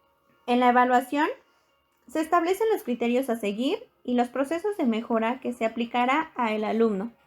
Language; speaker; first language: Spanish; native; Spanish